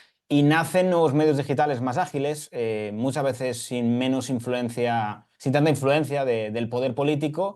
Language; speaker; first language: Spanish; native; Spanish